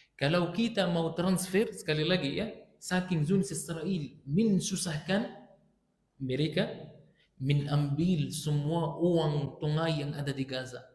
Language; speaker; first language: Malay; non-native, fluent; Arabic